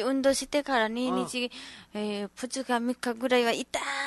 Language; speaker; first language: Japanese; non-native, learner; Nepali